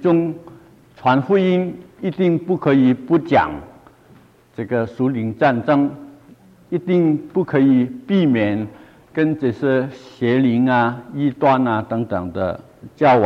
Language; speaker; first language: Chinese; non-native, local second language; Cantonese